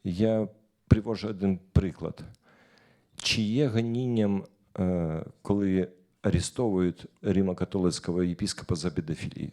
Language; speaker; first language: Ukrainian; non-native, local second language; Russian